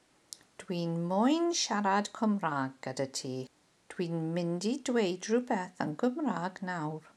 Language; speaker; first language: Welsh; non-native, learner; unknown